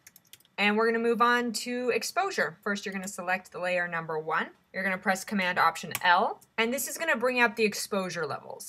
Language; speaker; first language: English; native; English